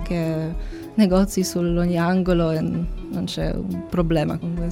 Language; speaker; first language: Italian; non-native, learner; Polish